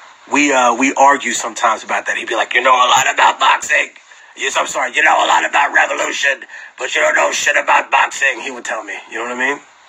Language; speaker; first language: English; early bilingual, other home language; Spanish